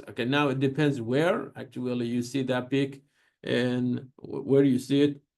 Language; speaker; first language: English; non-native, fluent; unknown